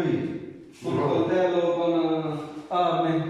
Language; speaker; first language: Italian; non-native, learner; Punjabi